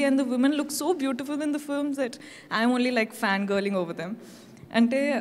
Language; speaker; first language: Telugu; non-native, fluent; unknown